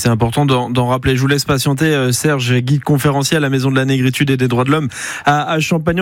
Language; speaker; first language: French; native; French